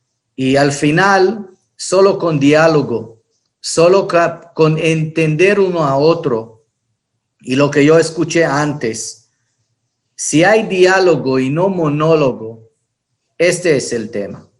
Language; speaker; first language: Spanish; non-native, fluent; Hebrew